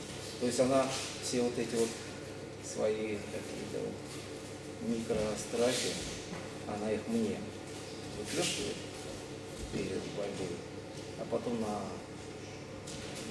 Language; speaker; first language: Russian; native; Russian